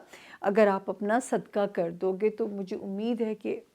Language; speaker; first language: Urdu; native; Urdu